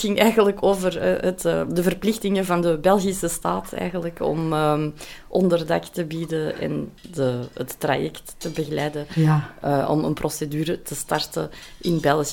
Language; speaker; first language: Dutch; native; Dutch